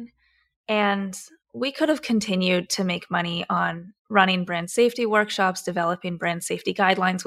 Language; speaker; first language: English; native; English